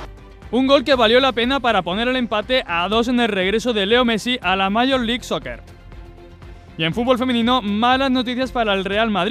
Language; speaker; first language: Spanish; native; Spanish